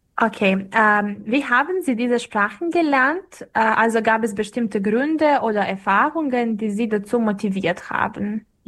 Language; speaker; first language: German; non-native, fluent; Serbian